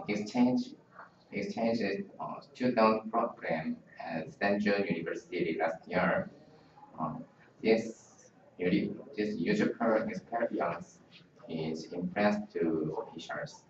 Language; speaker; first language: English; non-native, learner; Korean